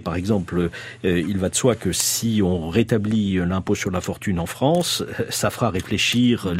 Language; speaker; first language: French; native; French